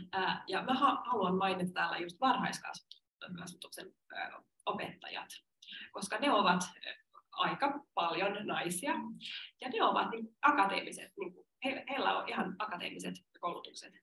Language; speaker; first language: Finnish; non-native, local second language; Swedish